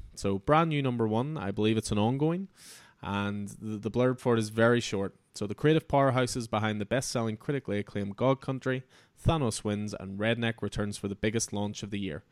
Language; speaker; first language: English; native; English